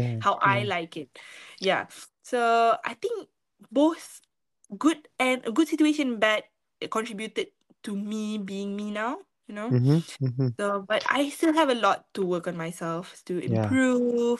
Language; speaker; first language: English; non-native, local second language; Malay